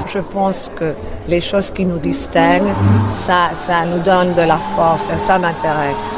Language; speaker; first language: French; non-native, fluent; Spanish